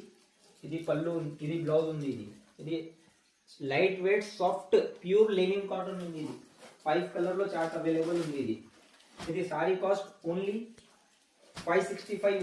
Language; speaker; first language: Telugu; non-native, local second language; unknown